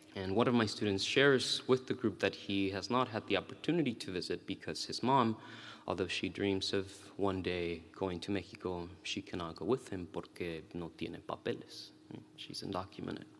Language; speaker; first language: English; early bilingual, other home language; Spanish